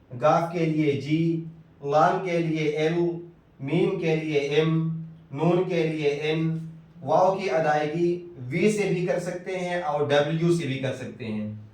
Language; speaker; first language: Urdu; native; Urdu